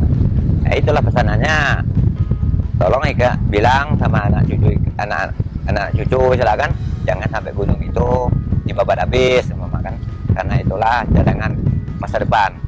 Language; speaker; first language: Indonesian; non-native, local second language; Malay